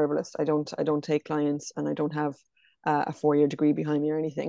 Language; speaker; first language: English; native; English